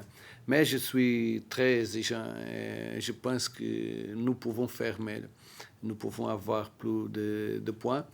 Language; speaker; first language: French; non-native, learner; Portuguese